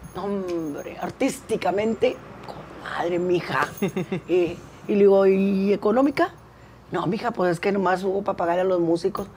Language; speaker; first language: Spanish; native; Spanish